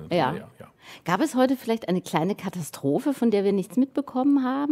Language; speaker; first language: German; native; German